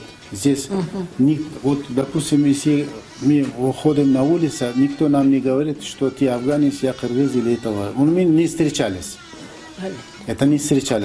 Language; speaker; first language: Russian; non-native, fluent; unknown